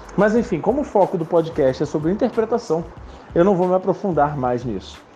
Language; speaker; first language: Portuguese; non-native, local second language; Spanish